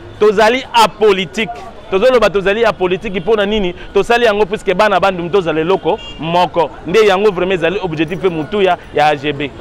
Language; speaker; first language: Lingala; non-native, local second language; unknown